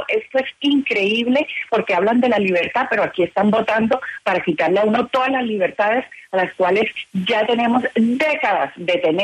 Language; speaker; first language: Spanish; native; Spanish